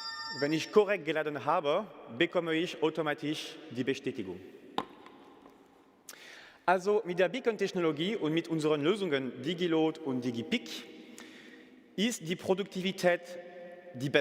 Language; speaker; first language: German; non-native, fluent; French